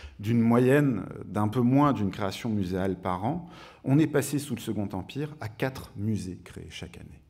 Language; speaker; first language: French; native; French